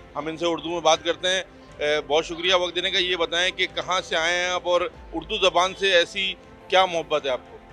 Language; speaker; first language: Urdu; native; Urdu